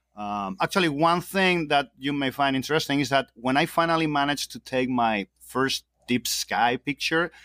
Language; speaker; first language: English; non-native, fluent; Spanish